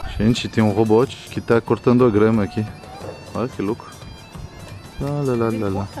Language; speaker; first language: Portuguese; native; Portuguese